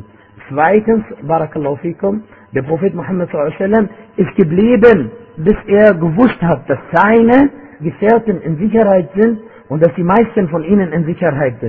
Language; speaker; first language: German; non-native, fluent; Arabic